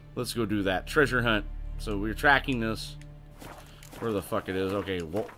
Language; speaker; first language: English; native; English